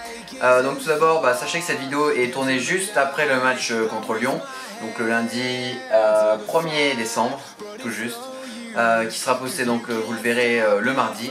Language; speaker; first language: French; native; French